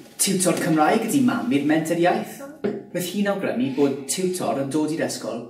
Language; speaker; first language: Welsh; non-native, local second language; English